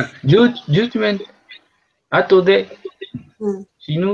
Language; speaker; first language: Japanese; non-native, learner; Spanish